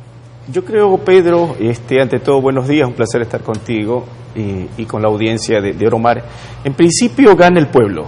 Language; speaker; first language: Spanish; native; Spanish